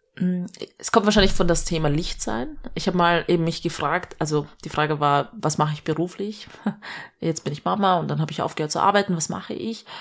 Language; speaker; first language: German; early bilingual, other home language; Malayalam